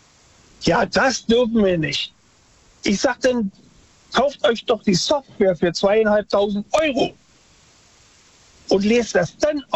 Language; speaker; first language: German; native; German